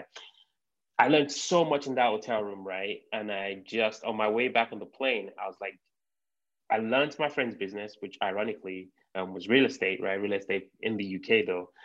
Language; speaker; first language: English; native; English